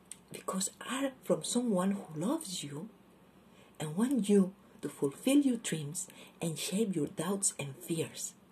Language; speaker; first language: English; non-native, fluent; Catalan